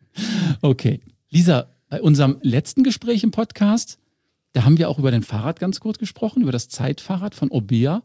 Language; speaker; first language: German; native; German